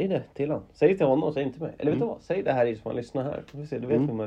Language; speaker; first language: Swedish; native; Swedish